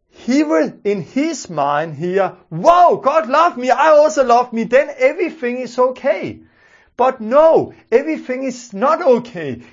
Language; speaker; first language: English; non-native, fluent; Danish